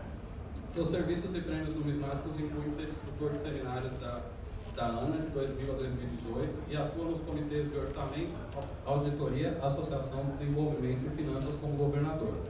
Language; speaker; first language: Portuguese; native; Portuguese